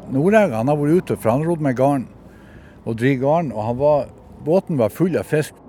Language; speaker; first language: Norwegian; native; Norwegian